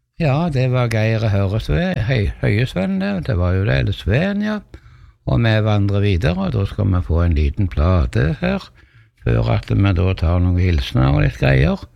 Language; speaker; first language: Norwegian; native; Norwegian